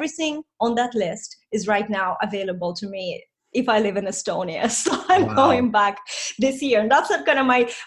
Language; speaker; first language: English; non-native, fluent; Russian